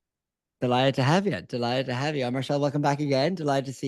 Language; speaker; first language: English; native; English